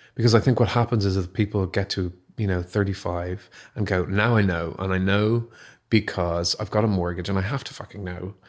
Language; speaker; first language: English; native; English